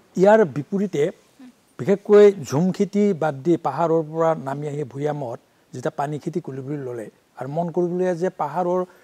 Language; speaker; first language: Assamese; non-native, local second language; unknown